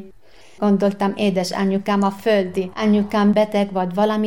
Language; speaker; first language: Hungarian; non-native, learner; Arabic